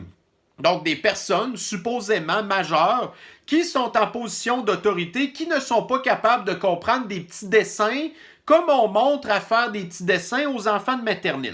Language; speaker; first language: French; native; French